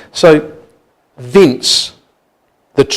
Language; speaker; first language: English; native; English